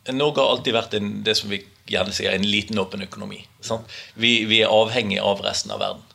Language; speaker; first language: Norwegian; native; Norwegian